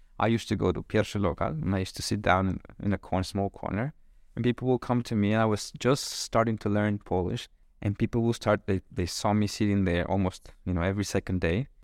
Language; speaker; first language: English; non-native, fluent; Spanish